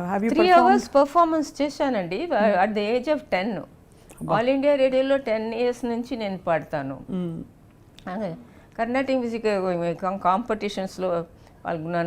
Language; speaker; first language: Telugu; non-native, local second language; Tamil